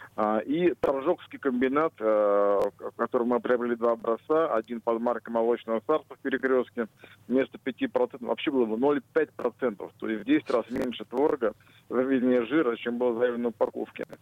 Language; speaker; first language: Russian; native; Russian